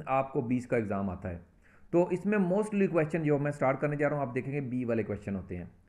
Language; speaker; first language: Urdu; non-native, local second language; Punjabi